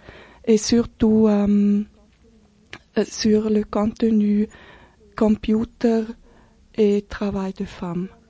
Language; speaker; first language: French; non-native, local second language; German